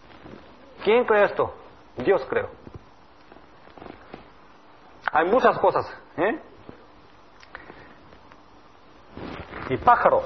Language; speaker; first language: Spanish; non-native, learner; Korean